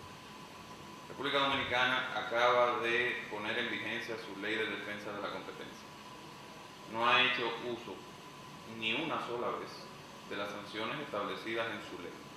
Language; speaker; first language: Spanish; native; Spanish